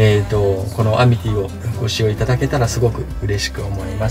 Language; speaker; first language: Japanese; native; Japanese